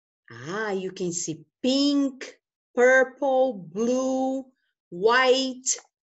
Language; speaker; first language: English; non-native, fluent; Portuguese